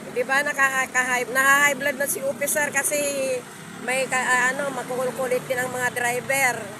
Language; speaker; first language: Filipino; native; Filipino